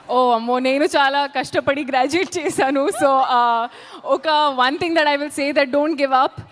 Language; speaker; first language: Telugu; non-native, local second language; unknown